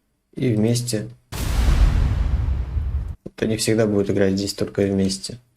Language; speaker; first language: Russian; native; Russian